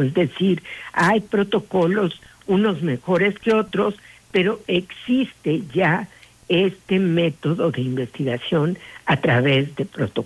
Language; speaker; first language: Spanish; native; Spanish